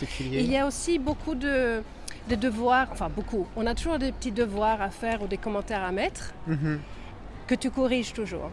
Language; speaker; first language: French; non-native, fluent; Swedish